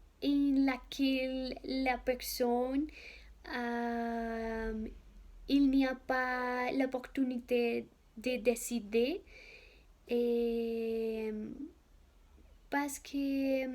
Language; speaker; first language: French; non-native, learner; Spanish